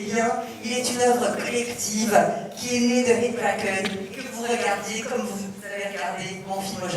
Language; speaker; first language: French; native; French